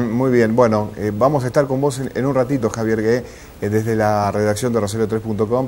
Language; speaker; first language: Spanish; native; Spanish